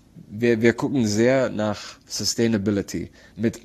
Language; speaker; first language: German; non-native, learner; Arabic